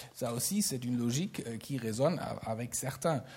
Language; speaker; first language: French; non-native, fluent; German